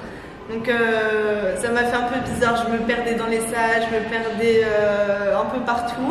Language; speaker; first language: French; non-native, local second language; Arabic